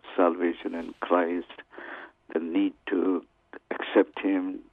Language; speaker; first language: English; non-native, local second language; Tamil